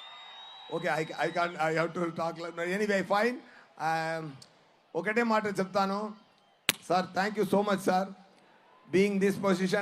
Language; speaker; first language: Telugu; non-native, local second language; Tamil